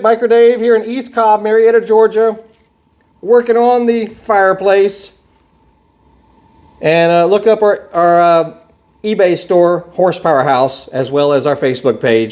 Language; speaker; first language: English; native; English